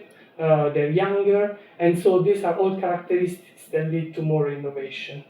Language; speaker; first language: English; non-native, fluent; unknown